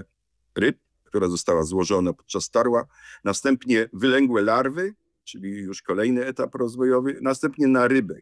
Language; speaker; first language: Polish; native; Polish